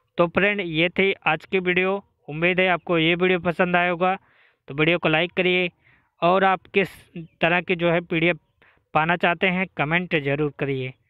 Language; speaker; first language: Hindi; native; Hindi